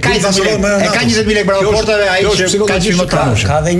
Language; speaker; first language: Albanian; native; Albanian